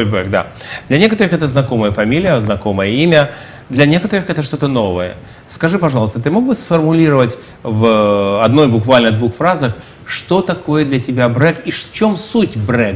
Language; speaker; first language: Russian; native; Russian